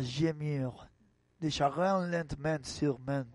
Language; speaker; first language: French; non-native, learner; Spanish